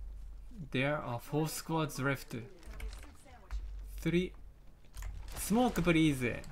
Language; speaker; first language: English; non-native, learner; Japanese